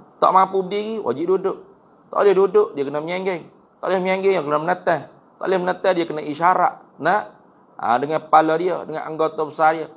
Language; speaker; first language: Malay; native; Malay